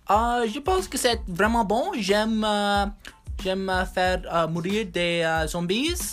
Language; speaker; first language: French; non-native, learner; English